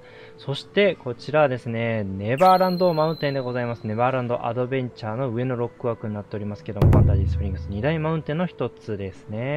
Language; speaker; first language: Japanese; native; Japanese